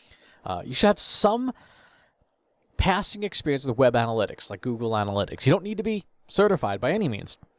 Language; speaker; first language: English; native; English